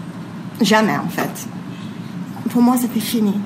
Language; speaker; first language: French; non-native, local second language; English